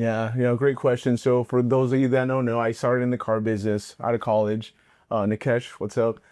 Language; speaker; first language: English; native; English